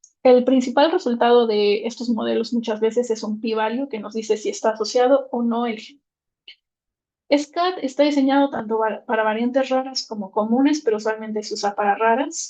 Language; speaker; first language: Spanish; native; Spanish